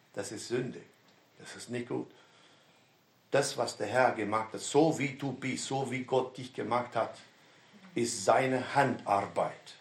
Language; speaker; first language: German; non-native, fluent; Romanian